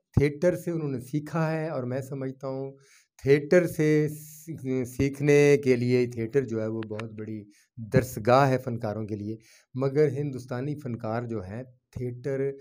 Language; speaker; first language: Urdu; non-native, local second language; Punjabi